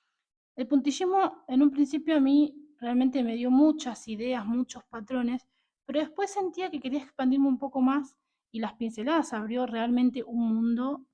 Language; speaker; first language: Spanish; native; Spanish